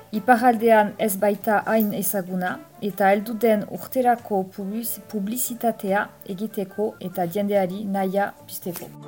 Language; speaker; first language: Basque; non-native, local second language; French